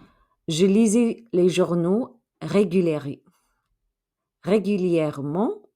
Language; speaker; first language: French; non-native, fluent; English